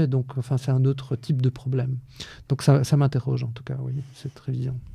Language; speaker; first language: French; native; French